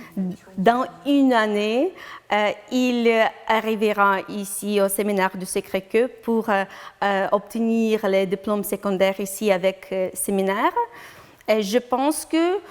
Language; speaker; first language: French; non-native, learner; Ukrainian